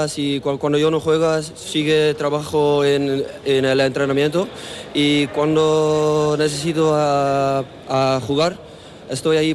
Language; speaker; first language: Spanish; non-native, learner; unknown